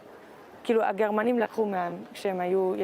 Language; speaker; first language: Hebrew; non-native, fluent; German